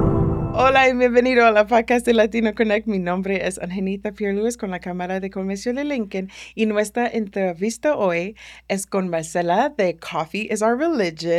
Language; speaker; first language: Spanish; early bilingual, heritage; Spanish